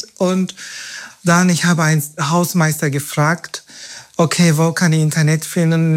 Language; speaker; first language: German; non-native, fluent; Turkish